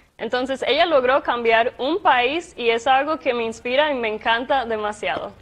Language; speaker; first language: Spanish; native; Spanish